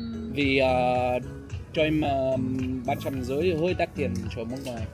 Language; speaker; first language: Vietnamese; non-native, learner; English